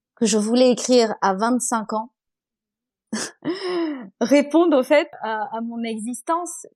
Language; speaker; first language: French; non-native, local second language; Arabic